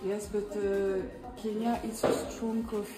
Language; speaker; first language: English; non-native, learner; French